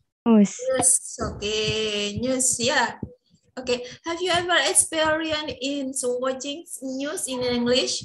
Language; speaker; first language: English; non-native, fluent; Indonesian